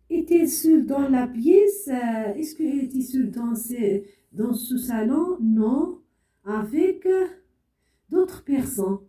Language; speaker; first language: French; non-native, local second language; Arabic